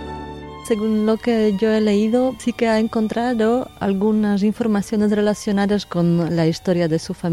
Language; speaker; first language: Spanish; non-native, fluent; Czech